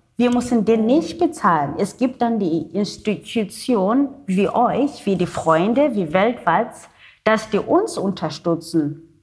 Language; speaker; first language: German; non-native, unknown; Xhosa